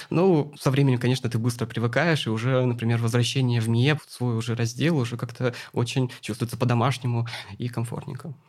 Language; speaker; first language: Russian; native; Russian